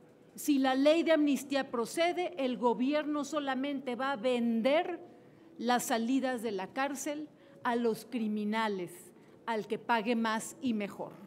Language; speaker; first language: Spanish; native; Spanish